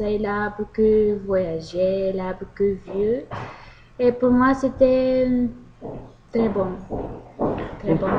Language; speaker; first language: French; non-native, learner; Bulgarian